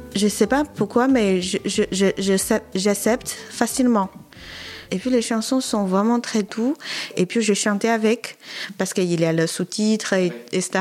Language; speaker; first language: French; non-native, learner; Chinese